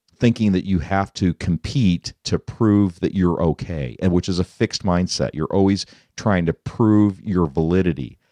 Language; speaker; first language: English; native; English